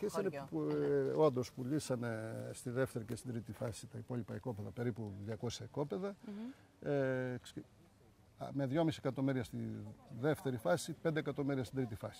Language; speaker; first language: Greek; native; Greek